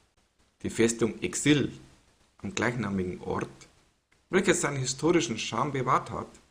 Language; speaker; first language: German; native; German